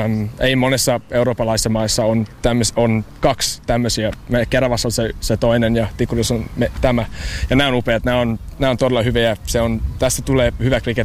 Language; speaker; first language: Finnish; non-native, learner; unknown